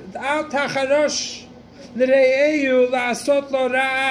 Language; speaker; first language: Hebrew; non-native, fluent; English